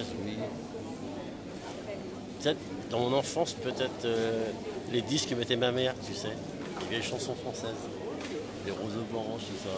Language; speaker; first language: French; native; French